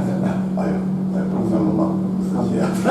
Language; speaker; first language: Indonesian; non-native, learner; Japanese